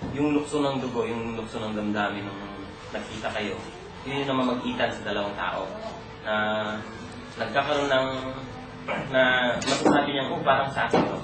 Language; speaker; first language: Filipino; native; Filipino